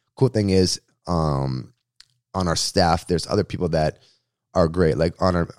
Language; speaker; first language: English; native; English